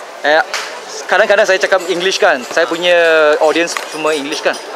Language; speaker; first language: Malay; non-native, local second language; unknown